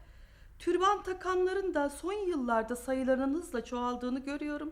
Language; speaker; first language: Turkish; native; Turkish